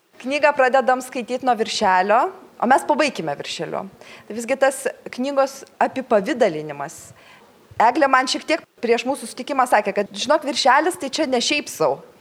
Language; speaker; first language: Lithuanian; native; Lithuanian